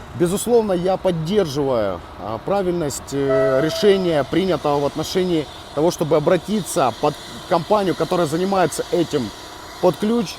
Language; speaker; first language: Russian; native; Russian